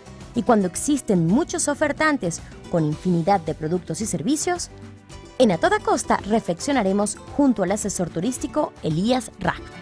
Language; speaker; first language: Spanish; native; Spanish